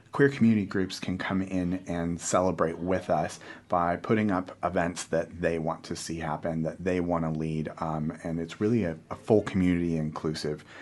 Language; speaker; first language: English; native; English